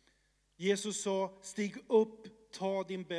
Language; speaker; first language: Swedish; early bilingual, other home language; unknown